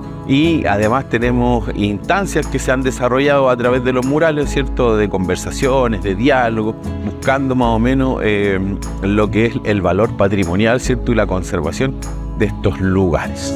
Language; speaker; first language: Spanish; native; Spanish